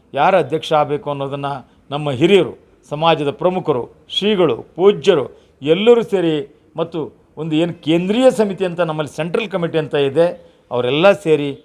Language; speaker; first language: Kannada; native; Kannada